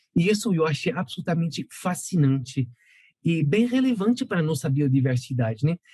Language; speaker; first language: Portuguese; non-native, fluent; French